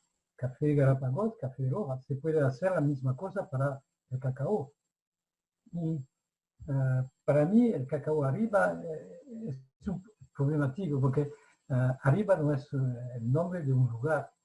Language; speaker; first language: Spanish; non-native, fluent; French